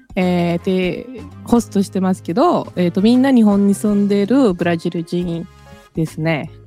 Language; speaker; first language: Japanese; early bilingual, other home language; Portuguese